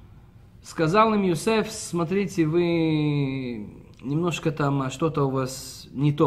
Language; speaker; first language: Russian; early bilingual, heritage; Russian